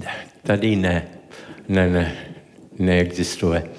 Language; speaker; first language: Czech; non-native, learner; English